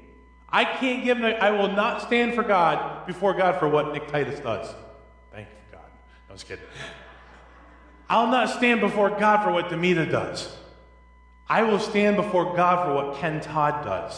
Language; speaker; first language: English; native; English